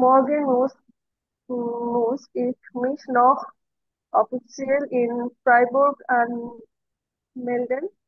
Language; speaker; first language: German; non-native, learner; Bangla